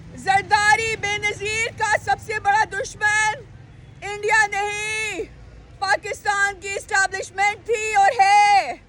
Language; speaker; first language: Urdu; native; Urdu